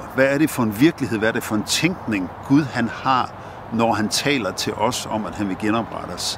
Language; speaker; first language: Danish; native; Danish